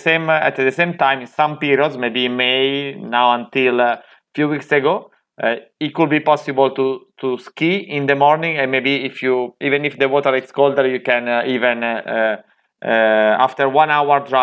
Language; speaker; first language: English; non-native, fluent; Italian